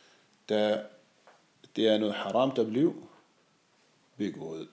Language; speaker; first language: Danish; non-native, fluent; Arabic